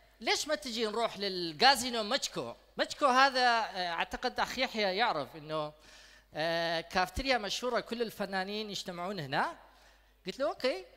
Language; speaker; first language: Arabic; non-native, local second language; Kurdish